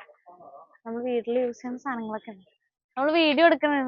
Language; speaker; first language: Malayalam; native; Malayalam